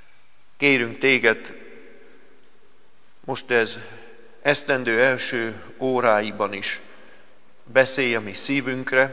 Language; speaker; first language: Hungarian; native; Hungarian